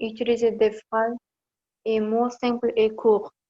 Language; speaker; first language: French; non-native, learner; Kazakh